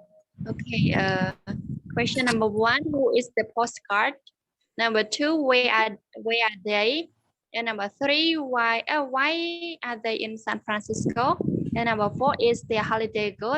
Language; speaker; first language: English; non-native, learner; Khmer